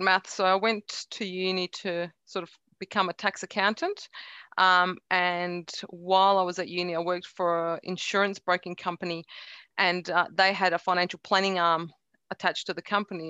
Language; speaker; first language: English; early bilingual, other home language; Croatian